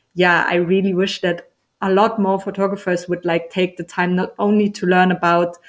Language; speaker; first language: English; non-native, fluent; German